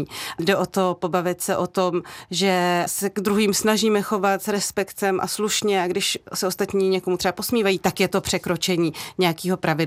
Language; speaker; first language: Czech; native; Czech